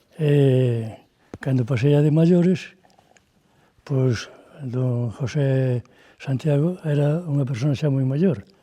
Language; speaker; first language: Galician; native; Galician